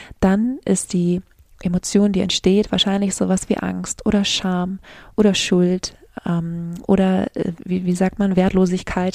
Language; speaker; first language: German; native; German